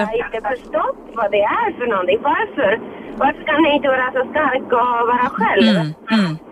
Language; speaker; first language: Swedish; non-native, fluent; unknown